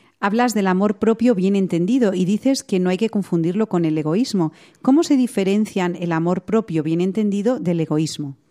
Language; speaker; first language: Spanish; native; Spanish